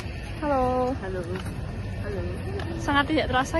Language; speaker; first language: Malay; non-native, learner; Indonesian